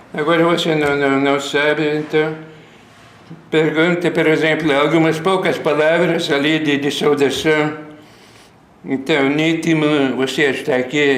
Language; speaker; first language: Portuguese; non-native, fluent; Lithuanian